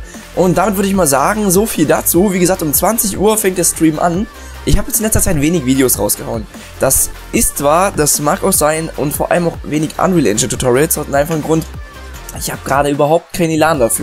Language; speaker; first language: German; native; German